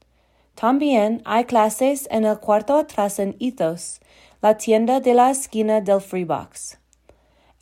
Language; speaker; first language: Spanish; non-native, learner; English